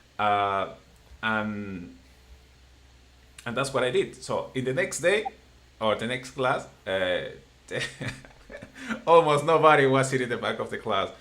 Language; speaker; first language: English; non-native, fluent; Spanish